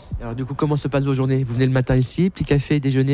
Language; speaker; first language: French; native; French